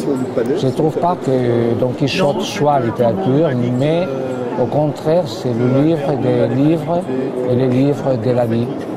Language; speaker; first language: French; non-native, fluent; Spanish